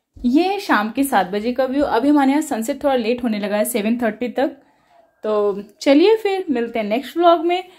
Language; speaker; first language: Hindi; native; Hindi